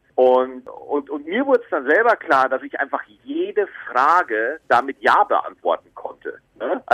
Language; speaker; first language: German; native; German